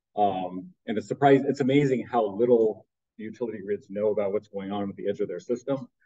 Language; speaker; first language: English; native; English